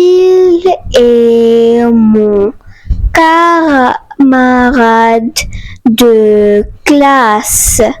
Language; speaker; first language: French; non-native, fluent; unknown